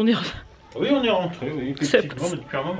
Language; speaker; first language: French; native; French